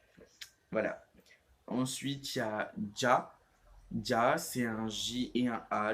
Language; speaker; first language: French; native; French